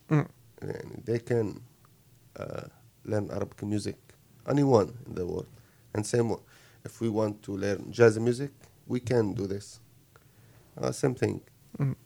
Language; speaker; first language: English; non-native, learner; Arabic